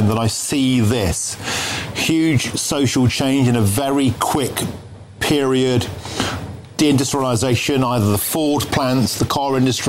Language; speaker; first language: English; native; English